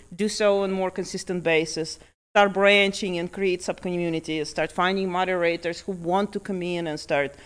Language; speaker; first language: English; early bilingual, other home language; Russian